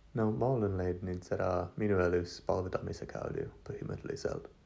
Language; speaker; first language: Estonian; non-native, learner; English